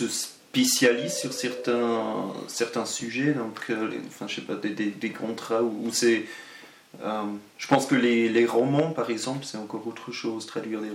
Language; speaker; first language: French; non-native, local second language; German